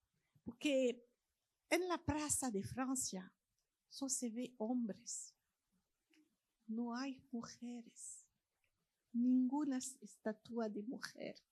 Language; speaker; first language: Spanish; non-native, fluent; French